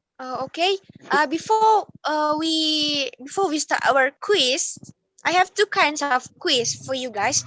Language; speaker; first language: English; non-native, learner; Indonesian